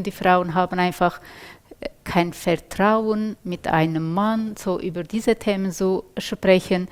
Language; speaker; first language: German; non-native, fluent; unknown